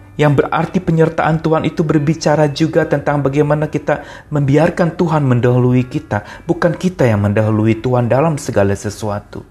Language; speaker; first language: Indonesian; native; Indonesian